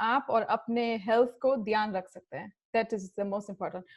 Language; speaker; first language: Hindi; early bilingual, other home language; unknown